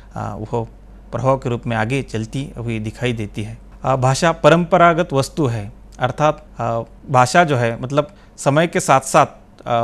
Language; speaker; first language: Hindi; non-native, local second language; Marathi